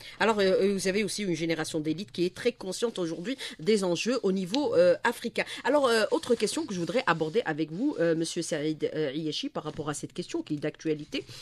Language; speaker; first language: French; non-native, local second language; Arabic